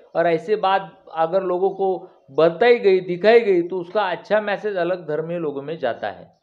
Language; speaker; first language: Hindi; non-native, local second language; Marathi